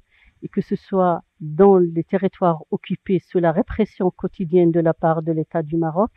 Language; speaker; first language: French; non-native, local second language; Arabic